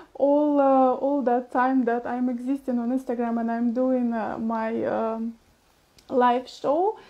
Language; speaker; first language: English; non-native, fluent; Ukrainian